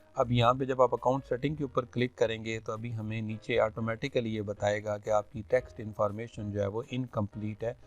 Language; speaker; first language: Urdu; non-native, local second language; Punjabi